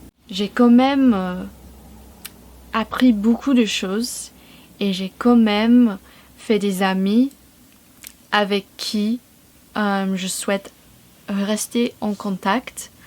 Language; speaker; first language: French; non-native, fluent; English